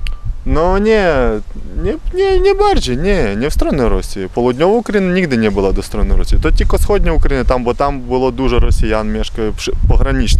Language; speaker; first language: Polish; non-native, learner; Ukrainian